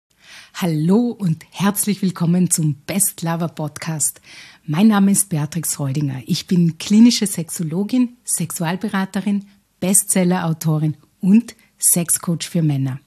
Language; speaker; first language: German; native; German